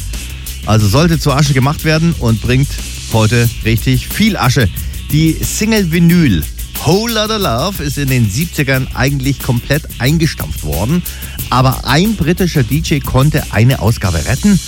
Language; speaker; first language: German; native; German